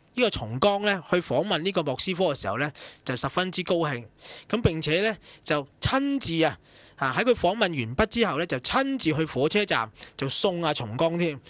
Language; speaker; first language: Cantonese; native; Cantonese